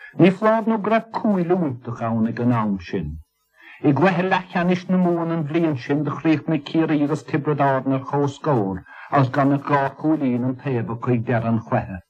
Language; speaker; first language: Irish; native; Irish